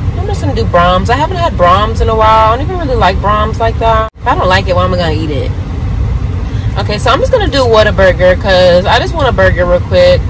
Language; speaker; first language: English; native; English